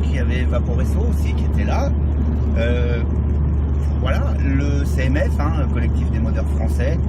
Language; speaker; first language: French; native; French